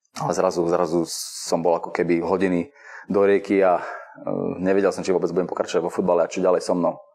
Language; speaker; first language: Slovak; native; Slovak